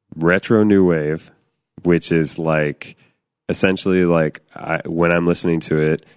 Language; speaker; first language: English; native; English